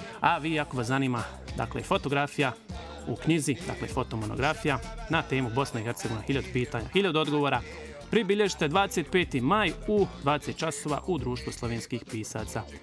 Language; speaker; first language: Croatian; early bilingual, heritage; Bosnian